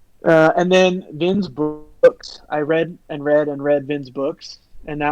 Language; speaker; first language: English; native; English